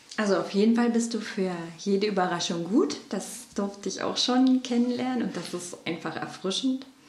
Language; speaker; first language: German; native; German